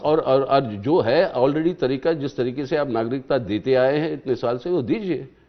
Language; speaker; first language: Hindi; non-native, local second language; Telugu